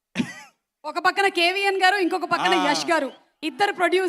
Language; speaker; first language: Telugu; native; Telugu